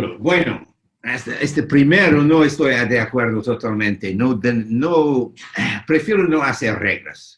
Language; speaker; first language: Spanish; non-native, fluent; English